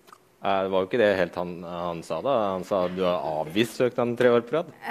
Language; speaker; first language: Norwegian; native; Norwegian